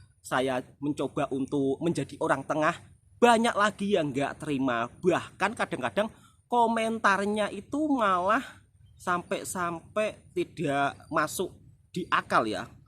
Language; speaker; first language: Indonesian; native; Indonesian